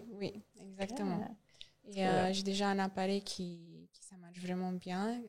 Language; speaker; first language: French; non-native, learner; Romanian